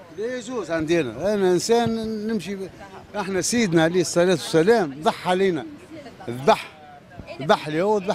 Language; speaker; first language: Arabic; native; Arabic